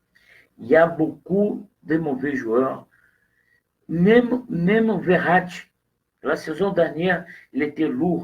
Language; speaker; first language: French; non-native, fluent; Portuguese